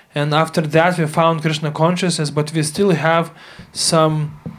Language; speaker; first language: English; non-native, fluent; Lithuanian